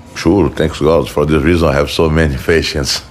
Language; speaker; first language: English; non-native, fluent; Portuguese